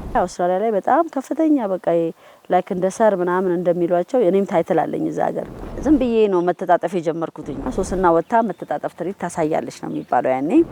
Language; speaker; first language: Amharic; native; Amharic